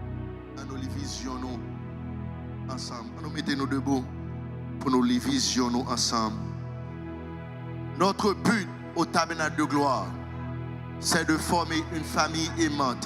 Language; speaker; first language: French; non-native, local second language; Haitian Creole